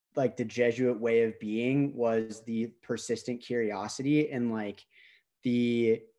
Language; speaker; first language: English; native; English